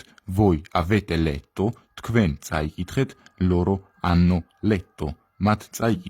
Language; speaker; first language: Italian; non-native, fluent; Georgian